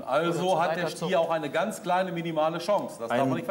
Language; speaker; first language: German; native; German